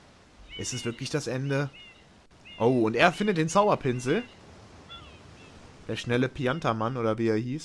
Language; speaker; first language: German; native; German